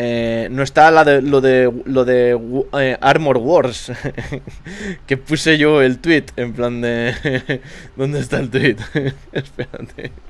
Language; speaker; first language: Spanish; native; Spanish